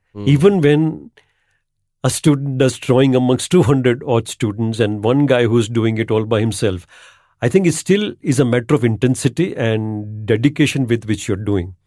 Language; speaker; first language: English; non-native, local second language; Gujarati